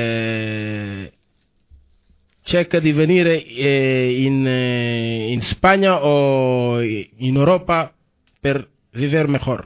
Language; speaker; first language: Spanish; non-native, learner; Wolof